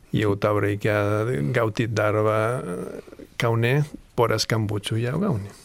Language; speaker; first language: Lithuanian; non-native, fluent; Catalan